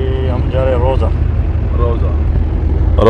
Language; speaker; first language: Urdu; non-native, local second language; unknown